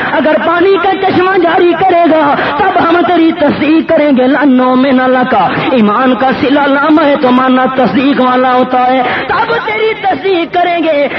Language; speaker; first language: Urdu; non-native, local second language; Pashto